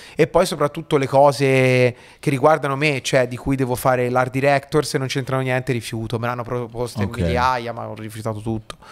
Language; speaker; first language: Italian; native; Italian